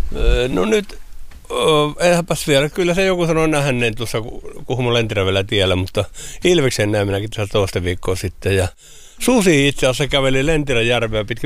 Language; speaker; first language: Finnish; native; Finnish